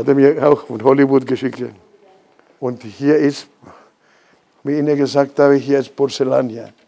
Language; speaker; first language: German; non-native, fluent; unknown